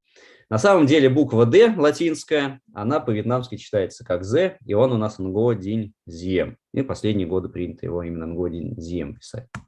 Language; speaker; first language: Russian; native; Russian